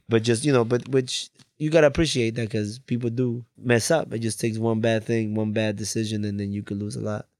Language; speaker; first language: English; early bilingual, other home language; Spanish